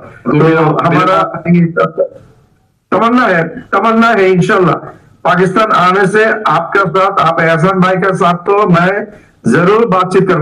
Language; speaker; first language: Hindi; non-native, learner; Bangla